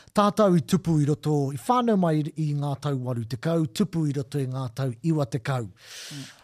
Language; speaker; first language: Māori; non-native, local second language; English